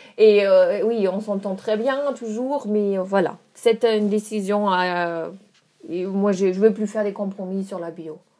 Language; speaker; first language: French; non-native, fluent; German